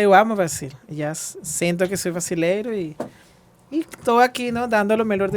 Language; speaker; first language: Portuguese; non-native, fluent; Spanish